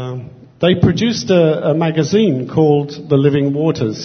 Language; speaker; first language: English; native; English